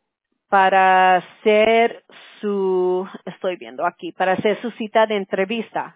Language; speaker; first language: Spanish; early bilingual, heritage; English